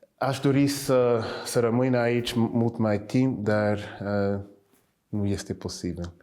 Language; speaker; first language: Romanian; non-native, learner; English